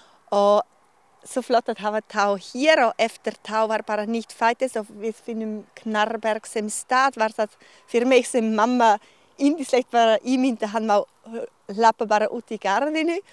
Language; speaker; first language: Icelandic; non-native, learner; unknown